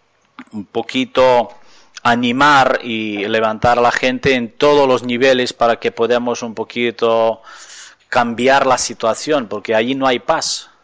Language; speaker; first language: Spanish; non-native, fluent; Ukrainian